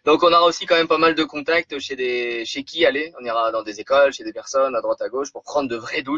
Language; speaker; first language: French; native; French